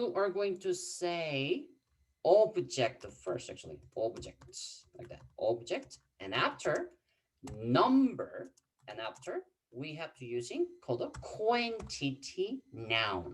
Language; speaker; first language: English; non-native, fluent; Korean